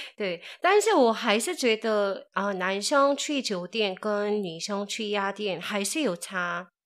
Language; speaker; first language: Chinese; non-native, fluent; Korean